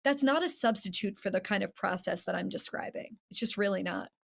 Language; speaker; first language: English; native; English